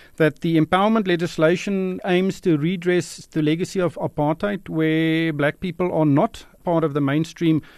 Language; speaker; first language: English; non-native, local second language; Afrikaans